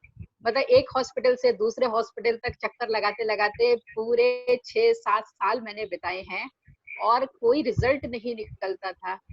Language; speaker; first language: Hindi; native; Hindi